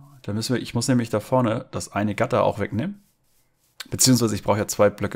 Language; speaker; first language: German; native; German